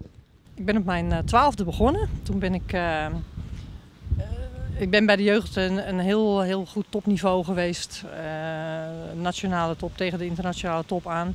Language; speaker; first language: Dutch; native; Dutch